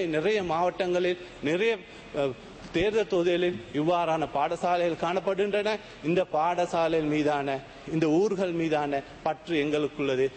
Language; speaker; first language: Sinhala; non-native, local second language; Tamil